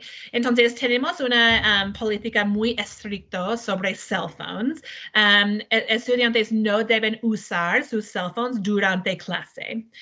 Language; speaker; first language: Spanish; non-native, learner; English